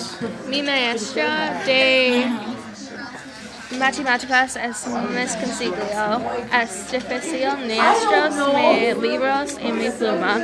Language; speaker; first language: Spanish; non-native, learner; English